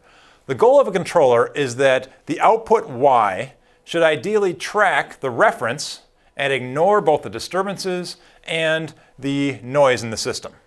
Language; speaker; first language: English; native; English